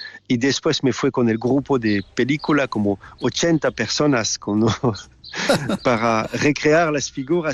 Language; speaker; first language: Spanish; non-native, fluent; French